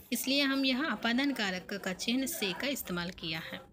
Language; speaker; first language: Hindi; non-native, local second language; Telugu